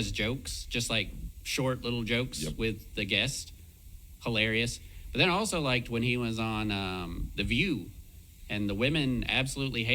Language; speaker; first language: English; native; English